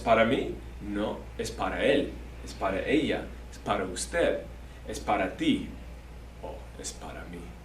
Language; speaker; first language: Spanish; non-native, fluent; English